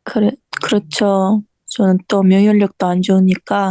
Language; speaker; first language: Korean; non-native, fluent; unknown